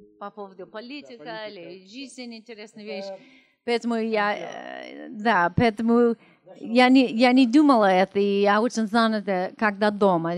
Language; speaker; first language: Russian; non-native, learner; English